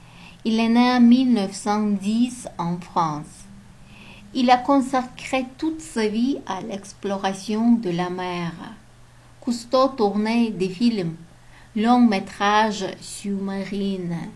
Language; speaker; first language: French; non-native, learner; Uzbek